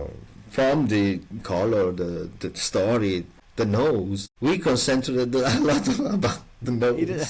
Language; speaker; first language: English; non-native, learner; Italian